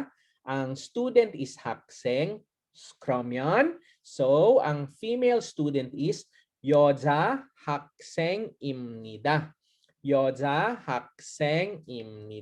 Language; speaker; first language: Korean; non-native, learner; Hiligaynon